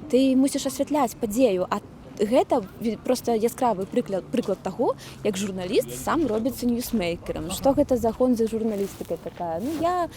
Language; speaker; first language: Belarusian; native; Belarusian